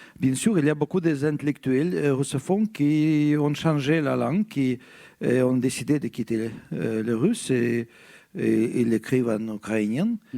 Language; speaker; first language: French; non-native, fluent; Russian